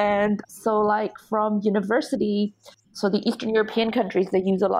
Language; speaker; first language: English; native; English